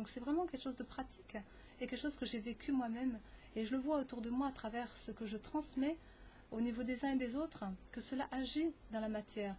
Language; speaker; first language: French; native; French